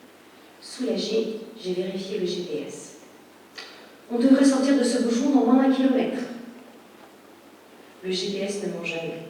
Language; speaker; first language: French; native; French